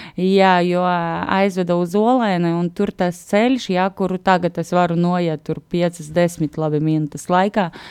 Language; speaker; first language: Latvian; non-native, local second language; Russian